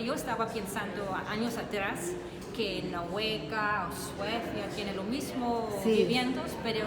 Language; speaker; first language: Spanish; non-native, learner; Danish